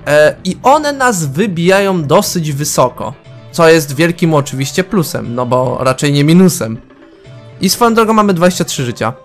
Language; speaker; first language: Polish; native; Polish